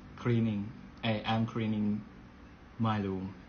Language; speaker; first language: English; non-native, learner; Thai